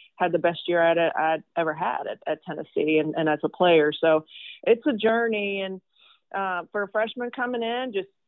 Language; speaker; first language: English; non-native, fluent; Swedish